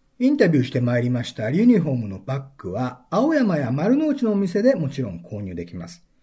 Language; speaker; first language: Japanese; native; Japanese